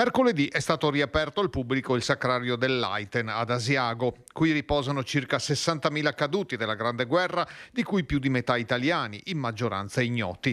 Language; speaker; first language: Italian; native; Italian